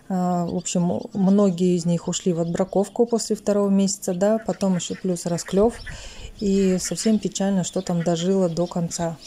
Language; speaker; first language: Russian; native; Russian